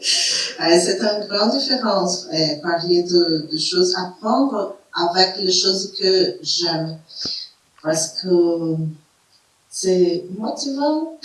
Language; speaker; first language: French; non-native, fluent; Portuguese